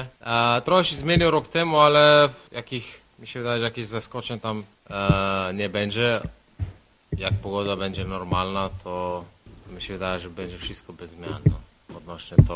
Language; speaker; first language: Polish; non-native, fluent; Slovenian